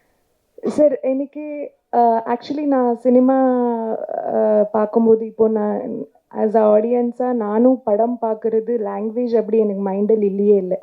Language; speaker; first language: Tamil; non-native, learner; Kannada